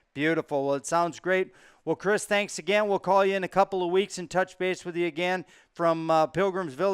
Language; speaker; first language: English; native; English